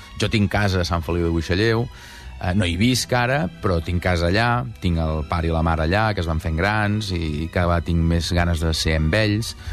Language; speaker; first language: Catalan; native; Catalan